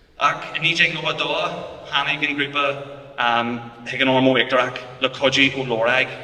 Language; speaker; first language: Irish; non-native, local second language; English